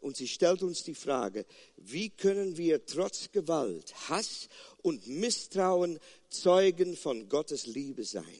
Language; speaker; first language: German; non-native, fluent; Afrikaans